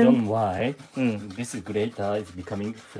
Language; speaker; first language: English; non-native, fluent; Japanese